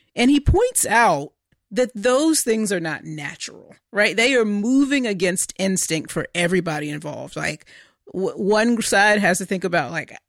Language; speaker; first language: English; native; English